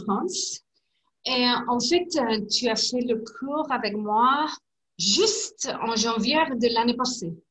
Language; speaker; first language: French; non-native, learner; English